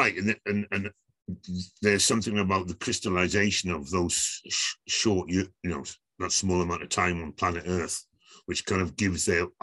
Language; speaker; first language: English; native; English